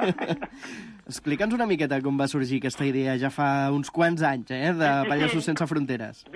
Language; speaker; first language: Catalan; native; Catalan